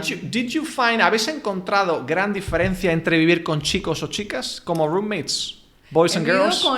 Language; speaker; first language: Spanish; non-native, fluent; English